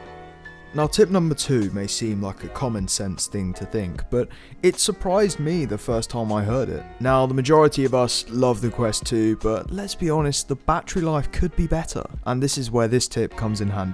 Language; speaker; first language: English; native; English